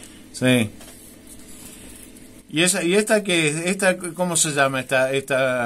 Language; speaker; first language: Spanish; native; Spanish